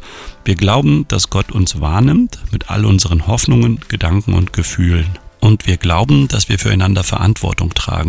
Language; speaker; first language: German; native; German